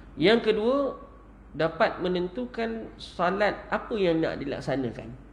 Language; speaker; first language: Malay; native; Malay